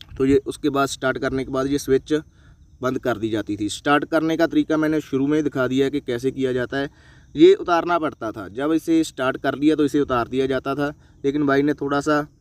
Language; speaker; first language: Hindi; non-native, local second language; Punjabi